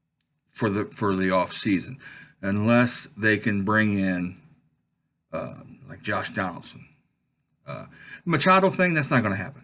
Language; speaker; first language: English; native; English